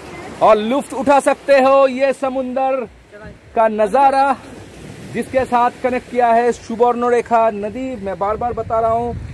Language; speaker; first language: Hindi; non-native, local second language; Bangla